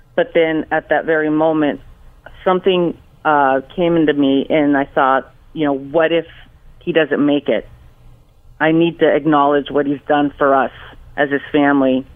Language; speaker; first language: English; early bilingual, other home language; Spanish